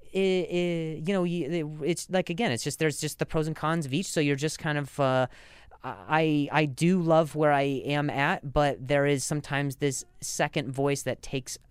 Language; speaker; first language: English; native; English